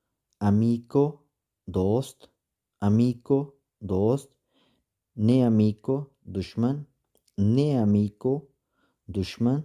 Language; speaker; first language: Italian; non-native, fluent; Urdu